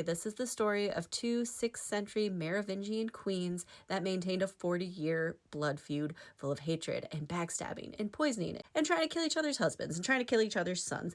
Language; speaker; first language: English; native; English